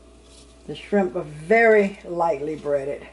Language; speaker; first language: English; native; English